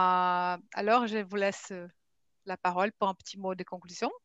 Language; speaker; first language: French; non-native, fluent; Portuguese